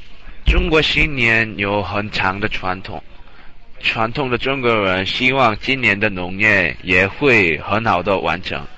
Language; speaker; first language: Chinese; non-native, learner; English